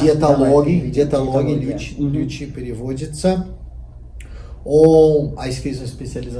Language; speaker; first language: Russian; non-native, fluent; Portuguese